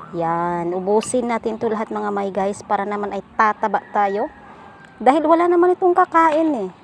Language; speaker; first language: Filipino; non-native, local second language; Cebuano